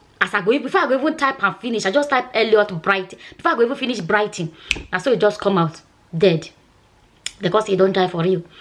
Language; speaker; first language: Nigerian Pidgin; non-native, local second language; Igbo